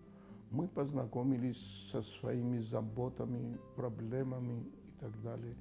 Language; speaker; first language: Russian; non-native, fluent; Greek